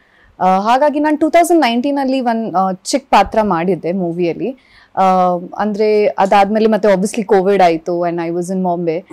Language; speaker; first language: Kannada; early bilingual, other home language; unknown